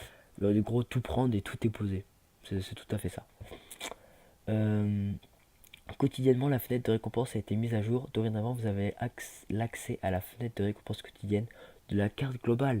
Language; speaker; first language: French; native; French